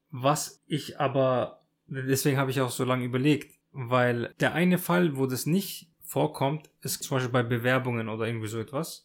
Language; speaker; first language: German; early bilingual, other home language; Turkish